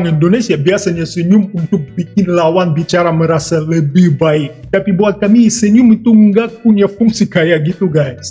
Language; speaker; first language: Indonesian; non-native, fluent; Russian